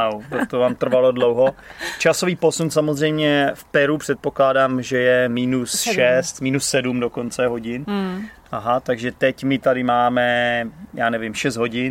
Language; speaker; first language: Czech; native; Czech